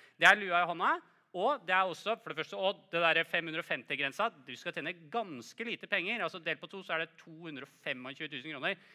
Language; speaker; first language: Norwegian; native; Norwegian